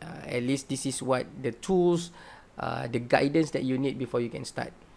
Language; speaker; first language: English; non-native, local second language; Malay